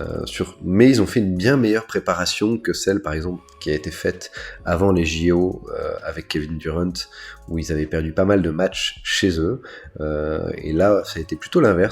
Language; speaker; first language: French; native; French